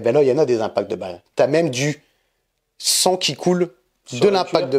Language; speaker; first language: French; native; French